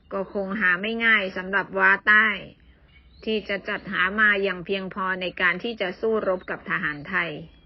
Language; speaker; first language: Thai; native; Thai